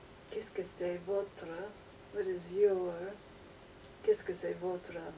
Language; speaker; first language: French; non-native, learner; English